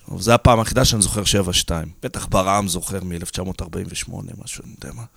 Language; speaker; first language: Hebrew; native; Hebrew